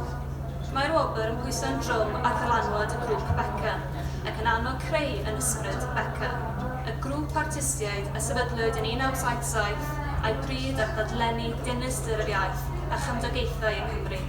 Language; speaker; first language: Welsh; native; Welsh